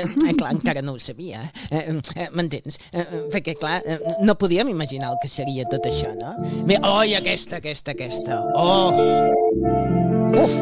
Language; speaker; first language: Catalan; native; Catalan